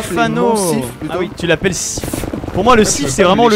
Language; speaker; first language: French; native; French